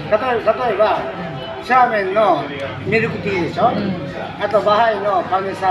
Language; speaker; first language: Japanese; non-native, learner; Filipino